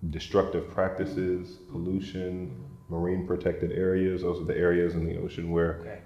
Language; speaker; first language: English; native; English